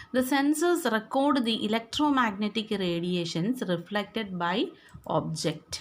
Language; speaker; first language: English; non-native, local second language; Malayalam